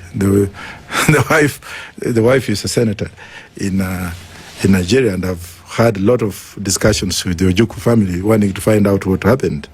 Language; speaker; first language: English; non-native, local second language; Luyia